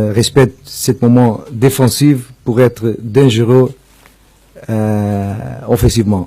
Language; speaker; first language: French; non-native, fluent; Portuguese